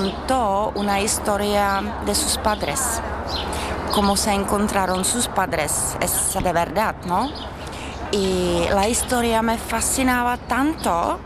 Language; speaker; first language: Spanish; non-native, learner; Czech